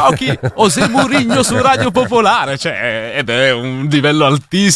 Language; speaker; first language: Italian; native; Italian